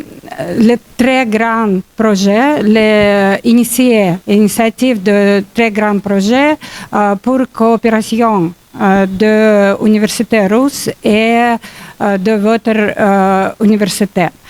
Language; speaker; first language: French; non-native, learner; Russian